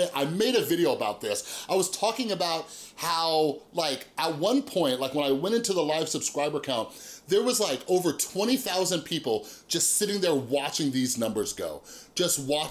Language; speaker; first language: English; native; English